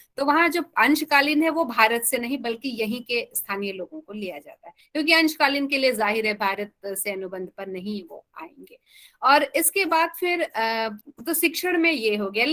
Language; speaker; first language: Hindi; native; Hindi